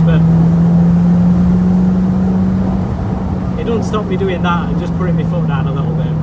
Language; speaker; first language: English; native; English